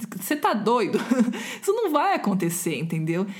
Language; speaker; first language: Portuguese; non-native, fluent; German